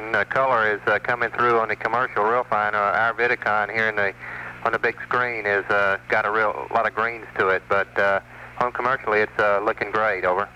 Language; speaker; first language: English; native; English